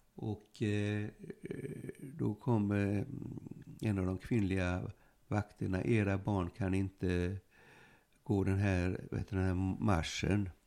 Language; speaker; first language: Swedish; early bilingual, other home language; Polish